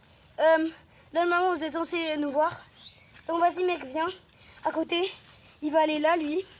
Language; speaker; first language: French; native; French